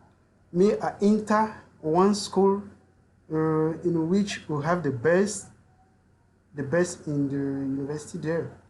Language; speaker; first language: English; non-native, learner; French